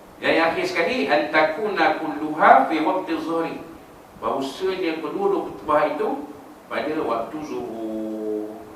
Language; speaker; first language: Malay; native; Malay